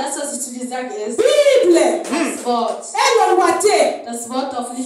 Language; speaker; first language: German; non-native, fluent; Lingala